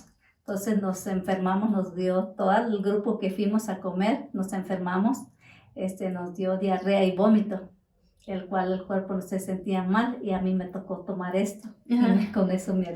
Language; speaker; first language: Spanish; native; Spanish